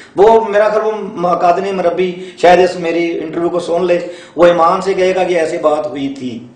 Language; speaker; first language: Urdu; non-native, local second language; Punjabi